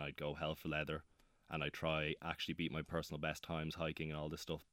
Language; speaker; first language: English; native; English